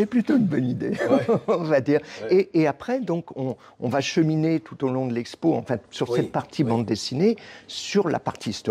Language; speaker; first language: French; native; French